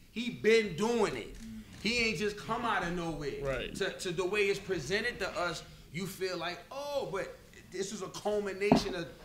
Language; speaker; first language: English; native; English